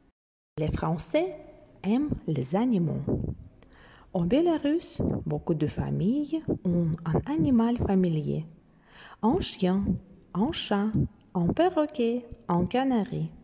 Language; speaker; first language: French; non-native, fluent; Russian